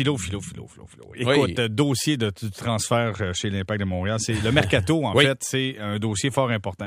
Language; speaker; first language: French; native; French